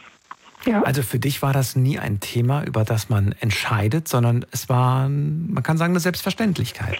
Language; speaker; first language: German; native; German